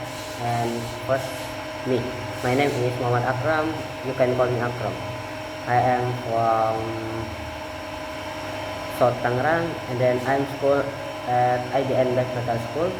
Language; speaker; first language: English; non-native, learner; Indonesian